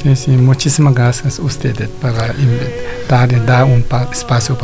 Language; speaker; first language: Spanish; non-native, learner; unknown